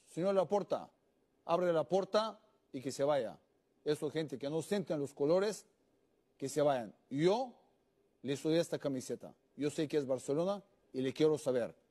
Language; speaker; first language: Spanish; non-native, fluent; Bulgarian